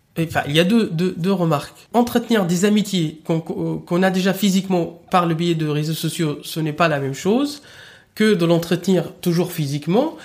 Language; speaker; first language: French; non-native, fluent; Arabic